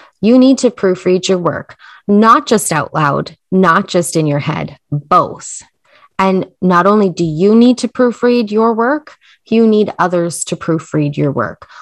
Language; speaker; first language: English; native; English